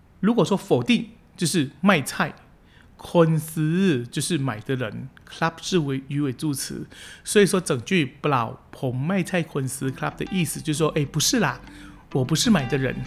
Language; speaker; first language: Chinese; early bilingual, heritage; Chinese